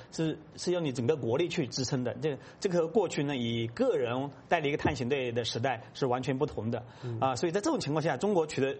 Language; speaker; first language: Chinese; native; Chinese